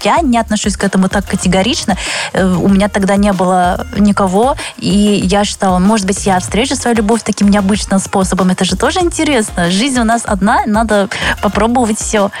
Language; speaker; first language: Russian; early bilingual, other home language; Chinese